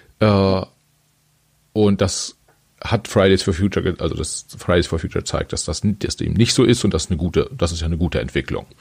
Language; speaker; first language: German; native; German